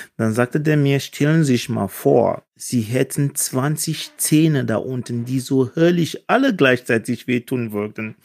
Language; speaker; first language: German; non-native, fluent; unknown